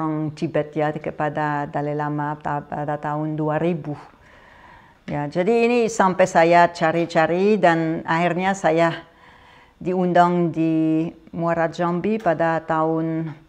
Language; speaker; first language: Indonesian; non-native, fluent; French